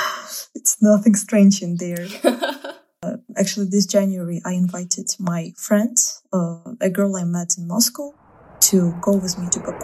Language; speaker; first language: English; non-native, fluent; Russian